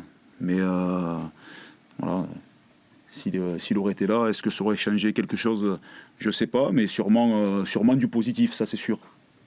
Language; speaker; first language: French; native; French